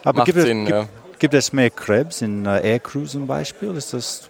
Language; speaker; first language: German; non-native, learner; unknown